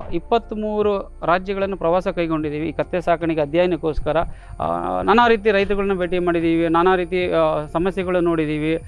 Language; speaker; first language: Kannada; native; Kannada